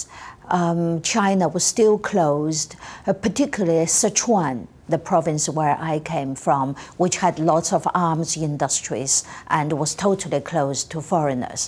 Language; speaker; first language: English; non-native, fluent; Chinese